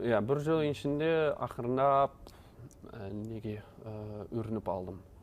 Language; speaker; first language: Kazakh; non-native, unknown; Dutch